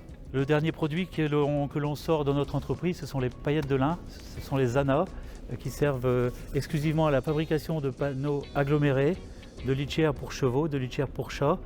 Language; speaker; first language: French; native; French